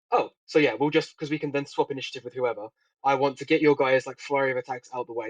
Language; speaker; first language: English; native; English